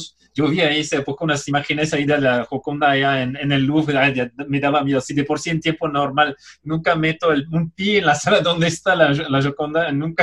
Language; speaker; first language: Spanish; native; Spanish